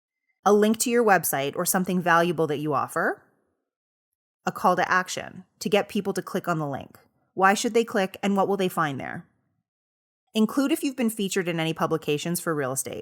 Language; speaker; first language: English; native; English